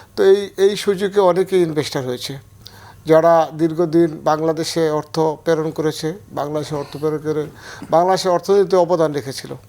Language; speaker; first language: Bangla; native; Bangla